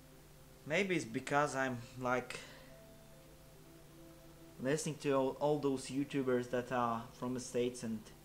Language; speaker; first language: English; non-native, fluent; Polish